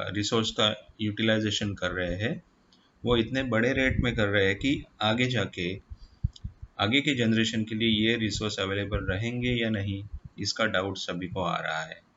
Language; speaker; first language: Hindi; non-native, local second language; Marathi